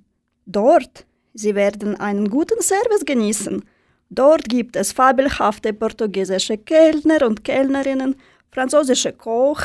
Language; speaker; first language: German; non-native, fluent; Russian